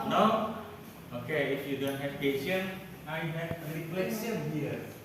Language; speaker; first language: English; non-native, learner; Indonesian